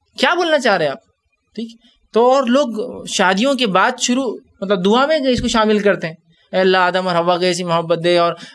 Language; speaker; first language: Urdu; native; Urdu